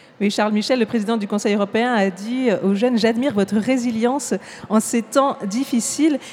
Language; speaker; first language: French; native; French